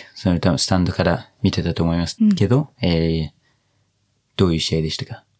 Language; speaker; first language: Japanese; non-native, fluent; English